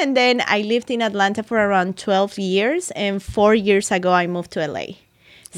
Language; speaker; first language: English; non-native, fluent; Spanish